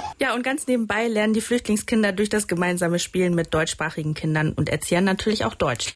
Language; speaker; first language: German; native; German